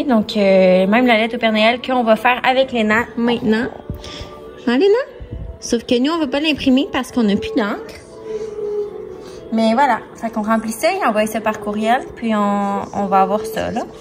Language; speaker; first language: French; native; French